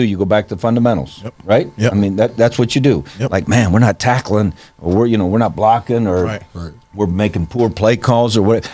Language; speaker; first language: English; native; English